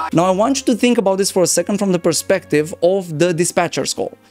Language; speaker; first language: English; non-native, fluent; Romanian